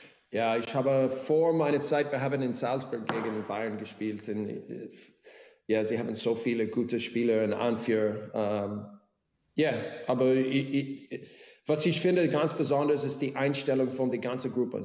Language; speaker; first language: German; non-native, fluent; English